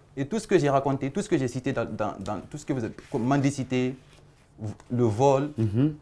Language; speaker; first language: French; non-native, local second language; Fula